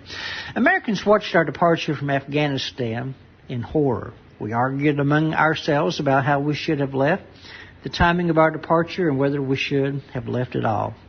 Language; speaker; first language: English; native; English